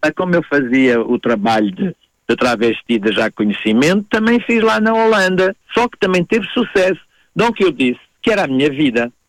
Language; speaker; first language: Portuguese; native; Portuguese